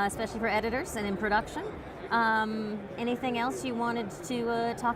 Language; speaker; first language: English; native; English